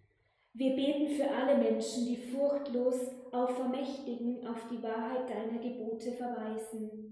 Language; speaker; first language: German; native; German